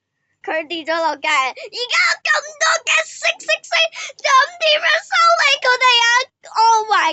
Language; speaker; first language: Chinese; native; Chinese